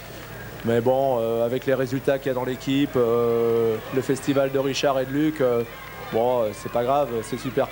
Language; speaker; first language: French; native; French